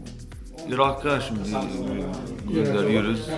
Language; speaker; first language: Turkish; non-native, learner; Arabic